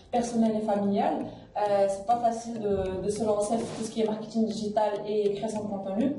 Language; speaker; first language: French; non-native, local second language; Arabic